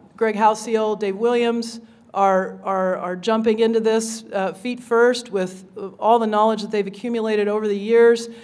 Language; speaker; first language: English; native; English